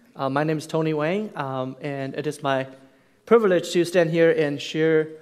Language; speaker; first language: English; non-native, fluent; Chinese